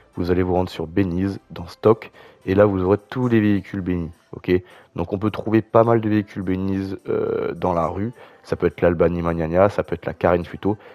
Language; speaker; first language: French; native; French